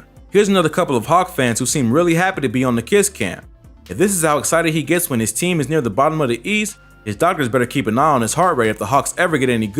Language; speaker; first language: English; native; English